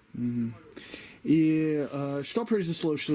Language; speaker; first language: Russian; non-native, learner; English